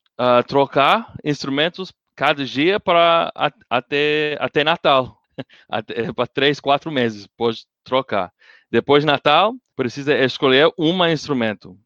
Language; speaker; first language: Portuguese; non-native, learner; English